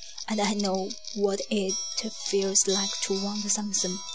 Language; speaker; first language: English; non-native, learner; Chinese